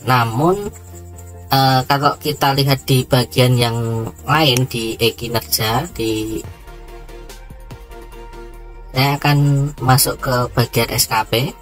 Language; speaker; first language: Indonesian; native; Indonesian